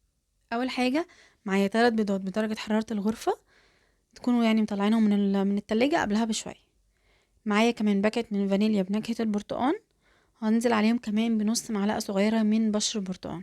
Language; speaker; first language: Arabic; native; Arabic